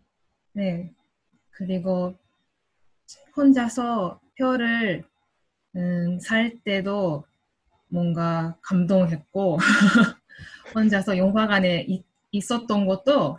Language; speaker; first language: Korean; non-native, learner; Japanese